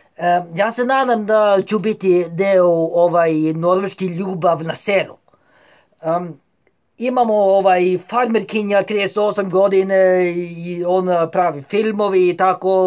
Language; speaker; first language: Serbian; non-native, fluent; Norwegian